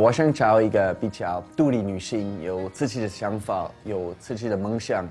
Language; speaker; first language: Chinese; non-native, learner; Swiss German